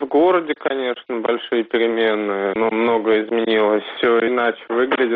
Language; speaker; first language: Russian; native; Russian